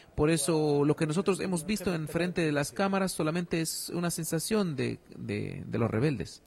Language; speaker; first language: Spanish; non-native, fluent; Arabic